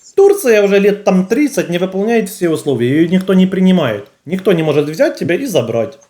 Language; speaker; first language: Russian; native; Russian